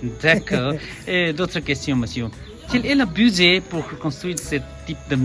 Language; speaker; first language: French; non-native, learner; Nepali